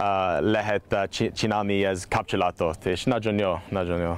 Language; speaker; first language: Hungarian; non-native, learner; English